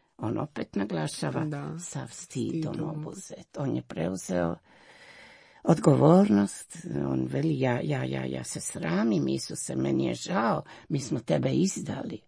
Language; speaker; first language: Croatian; native; Croatian